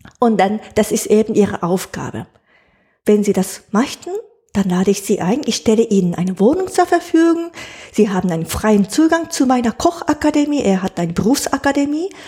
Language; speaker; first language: German; non-native, fluent; Japanese